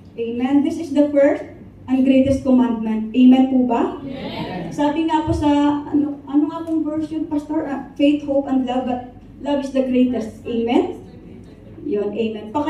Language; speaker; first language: Filipino; non-native, local second language; Cebuano